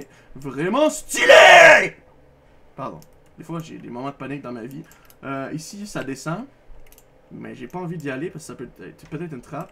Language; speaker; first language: French; native; French